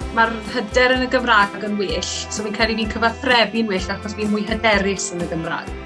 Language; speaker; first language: Welsh; native; Welsh